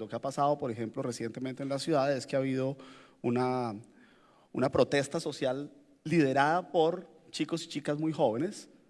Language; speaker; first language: Spanish; native; Spanish